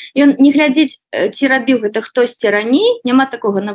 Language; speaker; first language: Belarusian; native; Belarusian